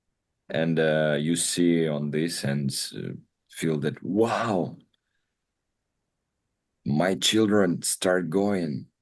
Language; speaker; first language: English; non-native, learner; Russian